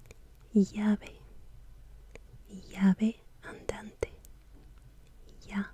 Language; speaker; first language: Spanish; non-native, fluent; Russian